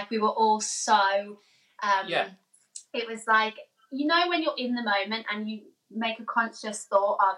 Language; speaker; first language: English; native; English